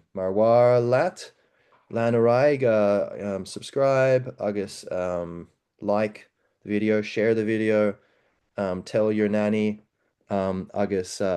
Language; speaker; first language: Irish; non-native, learner; English